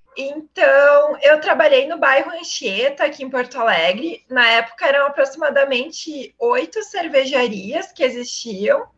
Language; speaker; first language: Portuguese; native; Portuguese